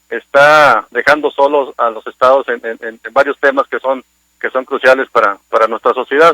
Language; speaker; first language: Spanish; native; Spanish